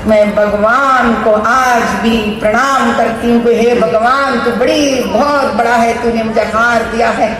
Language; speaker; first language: Hindi; non-native, local second language; Telugu